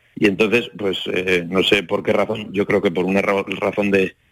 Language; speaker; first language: Spanish; native; Spanish